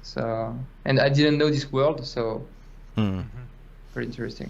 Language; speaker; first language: English; non-native, fluent; French